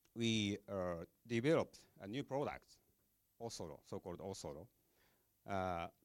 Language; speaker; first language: English; non-native, fluent; Japanese